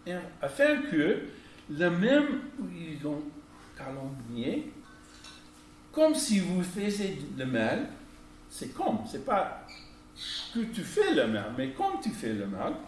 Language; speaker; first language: French; non-native, fluent; English